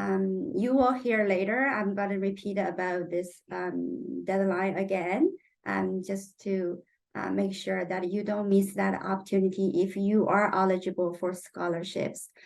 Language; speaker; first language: English; non-native, fluent; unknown